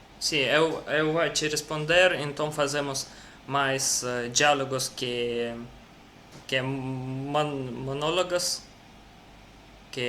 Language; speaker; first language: Portuguese; non-native, learner; Russian